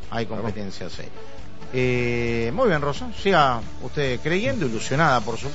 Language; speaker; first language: Spanish; native; Spanish